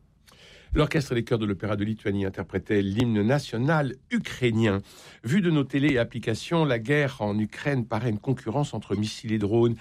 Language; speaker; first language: French; native; French